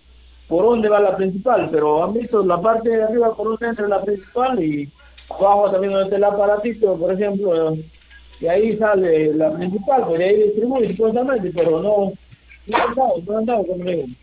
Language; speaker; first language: Spanish; native; Spanish